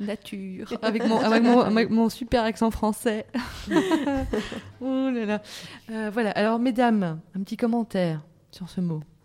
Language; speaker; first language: French; native; French